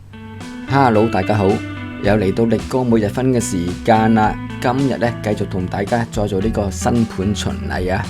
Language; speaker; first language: Cantonese; native; Cantonese